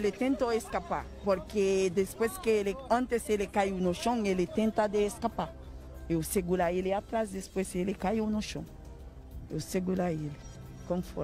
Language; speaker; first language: Portuguese; non-native, learner; Haitian Creole